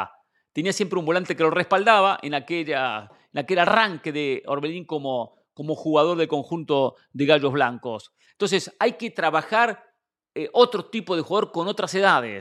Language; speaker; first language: Spanish; native; Spanish